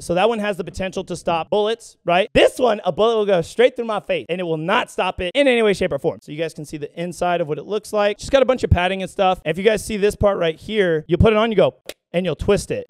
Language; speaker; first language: English; native; English